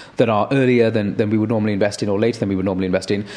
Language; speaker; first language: English; native; English